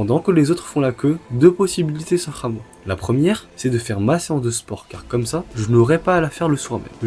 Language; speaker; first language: French; early bilingual, other home language; Chinese